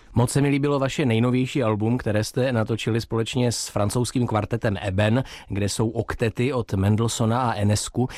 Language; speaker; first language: Czech; native; Czech